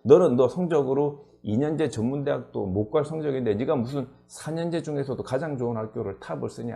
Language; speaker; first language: Korean; native; Korean